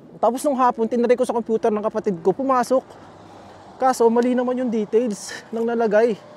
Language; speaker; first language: Filipino; native; Filipino